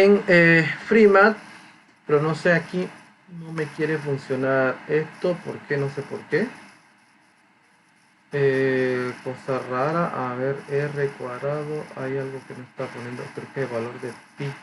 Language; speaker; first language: Spanish; native; Spanish